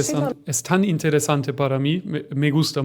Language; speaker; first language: Spanish; non-native, fluent; German